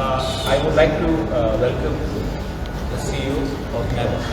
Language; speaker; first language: English; non-native, local second language; Hindi